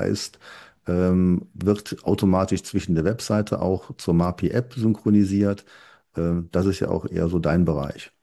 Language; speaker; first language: German; native; German